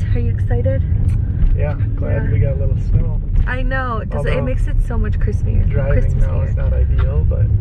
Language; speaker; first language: English; native; English